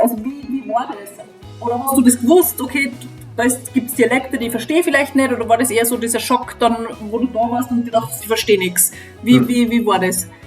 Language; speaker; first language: German; native; German